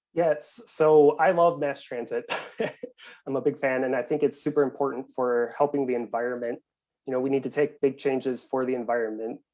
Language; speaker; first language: English; native; English